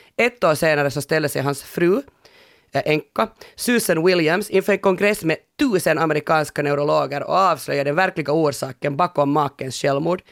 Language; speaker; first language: Swedish; native; Swedish